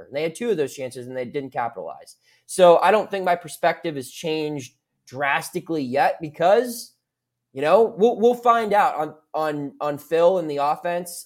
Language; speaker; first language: English; native; English